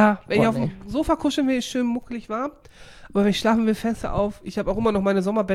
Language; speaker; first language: German; native; German